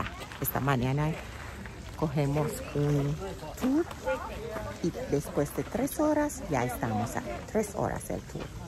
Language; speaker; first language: Spanish; non-native, fluent; English